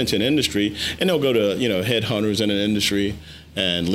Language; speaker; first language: English; native; English